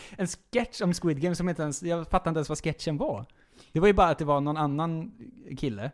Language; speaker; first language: Swedish; native; Swedish